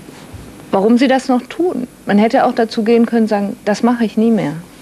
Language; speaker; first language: German; native; German